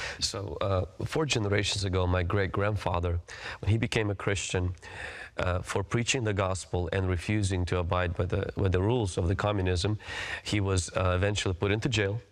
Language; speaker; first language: English; early bilingual, other home language; Russian